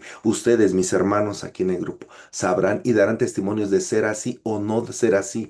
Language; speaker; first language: Spanish; native; Spanish